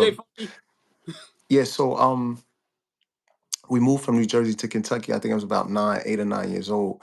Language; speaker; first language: English; native; English